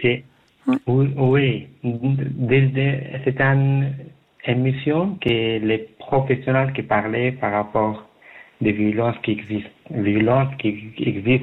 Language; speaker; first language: French; non-native, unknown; Persian